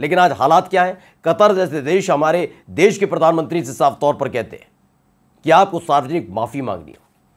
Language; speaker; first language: Hindi; native; Hindi